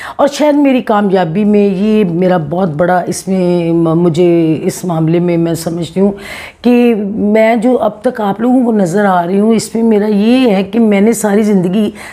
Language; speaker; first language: Urdu; non-native, local second language; Punjabi